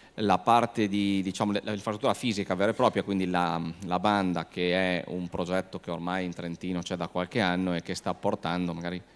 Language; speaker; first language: Italian; native; Italian